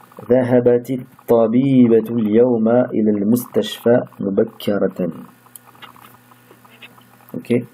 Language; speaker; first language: Arabic; non-native, fluent; French